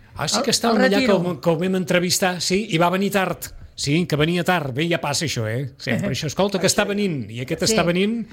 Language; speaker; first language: Catalan; native; Catalan